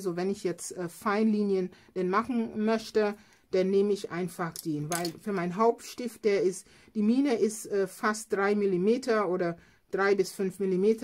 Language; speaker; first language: German; non-native, fluent; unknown